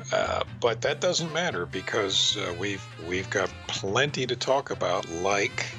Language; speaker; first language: English; native; English